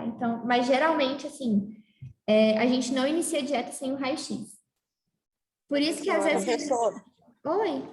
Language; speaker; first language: Portuguese; native; Portuguese